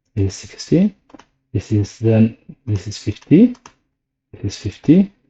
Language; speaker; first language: English; non-native, local second language; Amharic